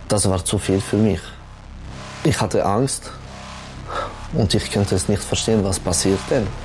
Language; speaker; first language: German; non-native, local second language; French